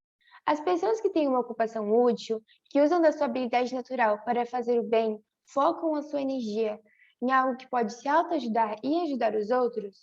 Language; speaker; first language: Portuguese; native; Portuguese